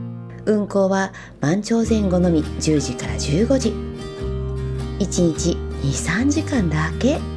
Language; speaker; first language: Japanese; native; Japanese